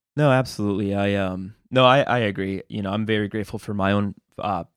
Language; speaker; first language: English; early bilingual, other home language; Spanish